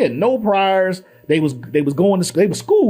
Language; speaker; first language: English; native; English